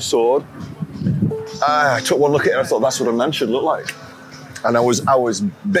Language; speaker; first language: English; native; English